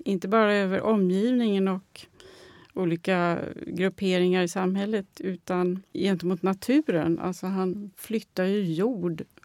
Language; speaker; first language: Swedish; native; Swedish